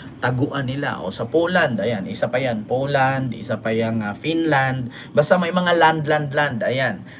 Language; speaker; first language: Filipino; non-native, local second language; Cebuano